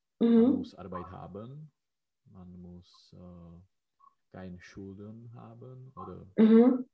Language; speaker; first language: German; non-native, learner; Czech